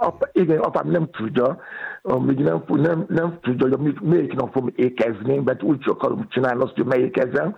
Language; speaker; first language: Hungarian; non-native, fluent; Yoruba